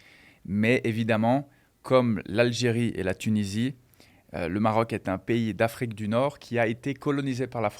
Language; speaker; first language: French; non-native, fluent; Portuguese